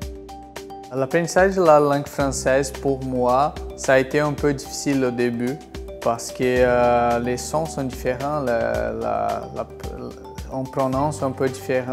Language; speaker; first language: French; non-native, fluent; Portuguese